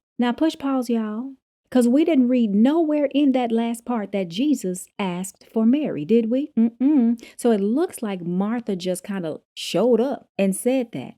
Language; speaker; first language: English; native; English